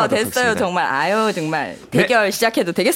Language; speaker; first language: Korean; native; Korean